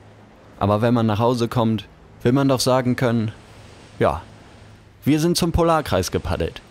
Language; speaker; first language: German; native; German